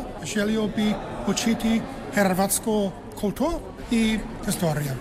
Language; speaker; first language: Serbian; non-native, learner; English